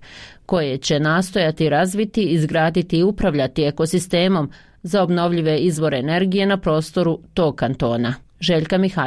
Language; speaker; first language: Croatian; native; Croatian